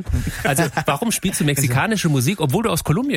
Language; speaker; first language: German; native; German